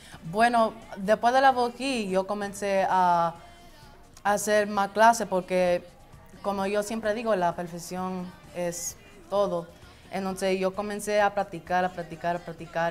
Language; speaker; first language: Spanish; early bilingual, heritage; Spanish